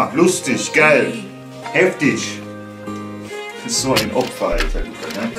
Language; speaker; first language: German; native; German